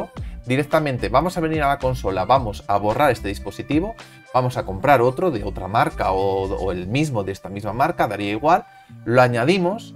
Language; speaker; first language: Spanish; native; Spanish